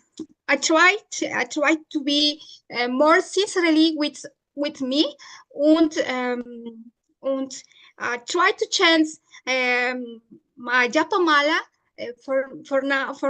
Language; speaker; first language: English; non-native, learner; Italian